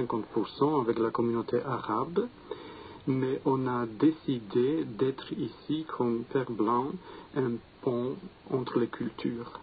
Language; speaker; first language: French; non-native, fluent; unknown